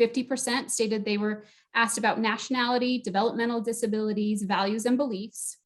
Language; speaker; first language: English; native; English